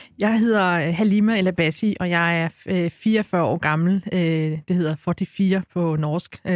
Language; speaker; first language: Danish; early bilingual, other home language; Arabic